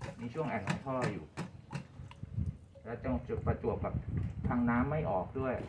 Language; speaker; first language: Thai; native; Thai